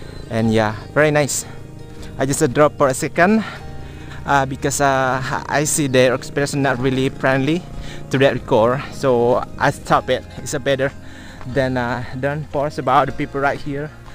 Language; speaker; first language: English; non-native, learner; Indonesian